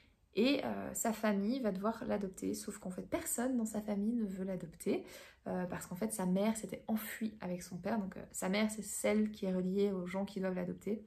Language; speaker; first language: French; native; French